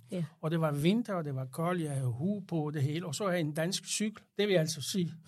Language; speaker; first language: Danish; non-native, fluent; French